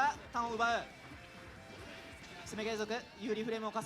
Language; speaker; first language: Japanese; native; Japanese